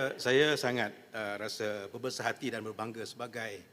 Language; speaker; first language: Malay; native; Malay